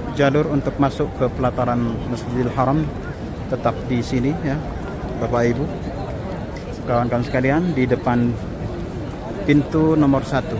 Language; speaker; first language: Indonesian; native; Indonesian